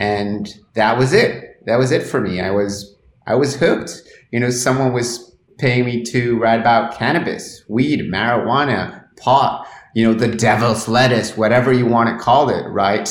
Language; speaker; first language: English; non-native, fluent; Spanish